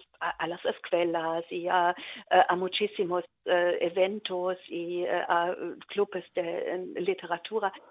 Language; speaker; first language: Spanish; non-native, learner; German